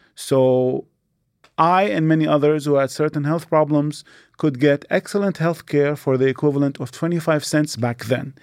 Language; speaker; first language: English; non-native, fluent; Arabic